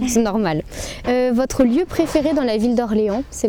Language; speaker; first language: French; native; French